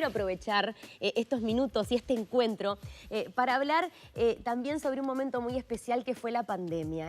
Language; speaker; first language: Spanish; native; Spanish